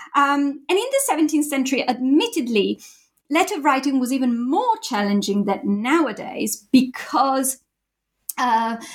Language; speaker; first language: English; non-native, fluent; Italian